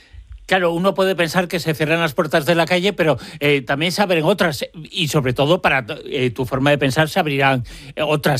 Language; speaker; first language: Spanish; native; Spanish